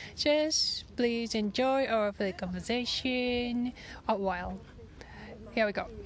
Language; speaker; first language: English; non-native, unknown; Japanese